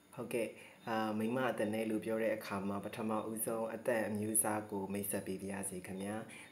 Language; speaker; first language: Burmese; native; Burmese